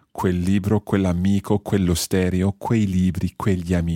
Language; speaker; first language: Italian; non-native, fluent; English